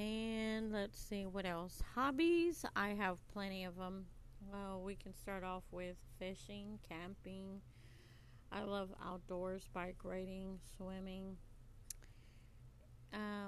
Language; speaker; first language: English; native; English